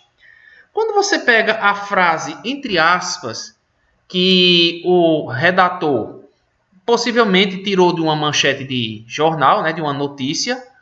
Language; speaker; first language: Portuguese; native; Portuguese